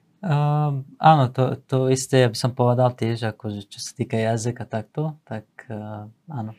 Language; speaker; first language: Slovak; non-native, fluent; Assyrian Neo-Aramaic